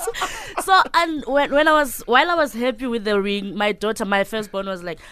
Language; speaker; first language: English; non-native, local second language; Southern Sotho